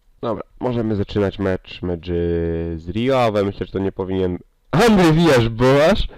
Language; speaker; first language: Polish; native; Polish